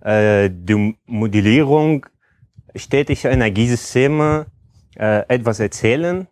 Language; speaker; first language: German; non-native, fluent; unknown